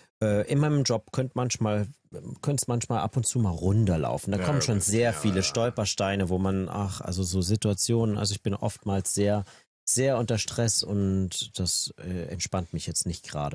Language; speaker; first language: German; native; German